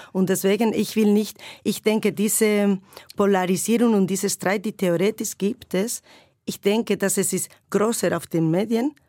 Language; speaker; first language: German; non-native, fluent; Spanish